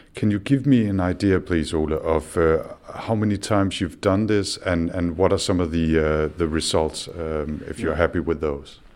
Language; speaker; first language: English; non-native, fluent; Danish